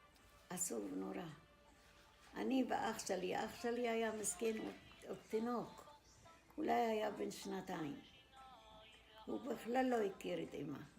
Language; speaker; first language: Hebrew; non-native, fluent; Arabic